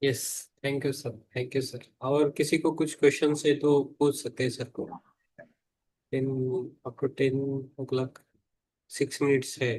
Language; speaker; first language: Hindi; native; Hindi